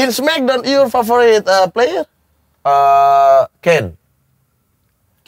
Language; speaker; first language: English; non-native, learner; Indonesian